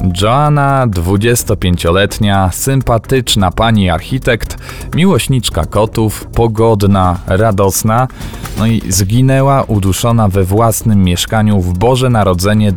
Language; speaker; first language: Polish; native; Polish